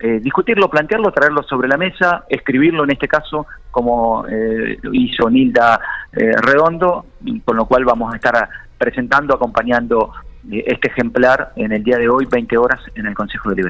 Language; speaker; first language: Spanish; native; Spanish